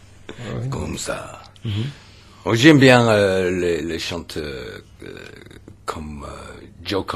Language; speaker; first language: French; non-native, learner; English